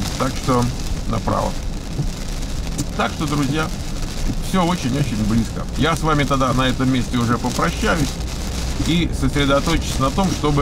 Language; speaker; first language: Russian; native; Russian